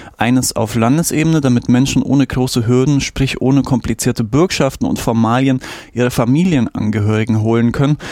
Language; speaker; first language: German; native; German